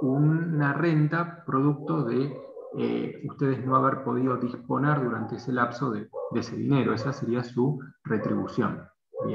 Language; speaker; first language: Spanish; native; Spanish